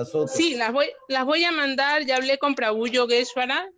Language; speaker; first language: Spanish; native; Spanish